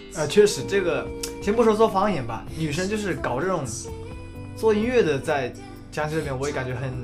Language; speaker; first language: Chinese; non-native, local second language; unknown